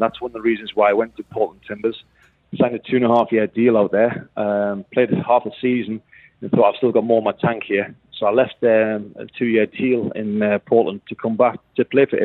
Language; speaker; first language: English; native; English